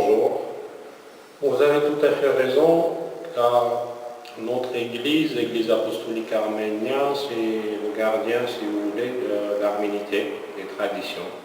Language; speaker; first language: French; non-native, fluent; Armenian